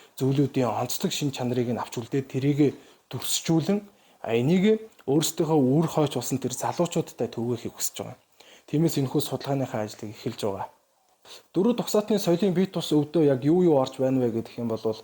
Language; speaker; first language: Mongolian; native; Mongolian